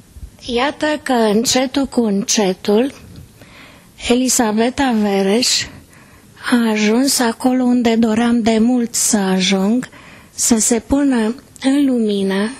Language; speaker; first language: Romanian; native; Romanian